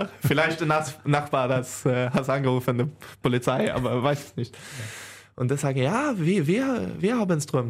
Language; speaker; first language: German; non-native, learner; Swedish